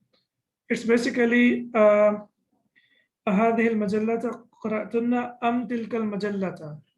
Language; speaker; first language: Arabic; non-native, fluent; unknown